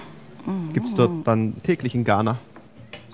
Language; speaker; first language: German; native; German